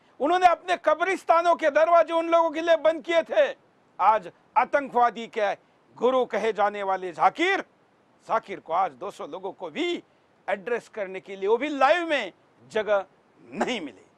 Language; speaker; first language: Hindi; native; Hindi